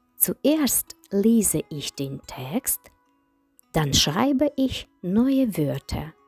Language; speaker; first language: German; non-native, fluent; Ukrainian